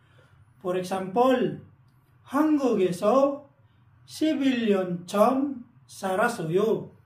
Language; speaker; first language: Korean; non-native, learner; Filipino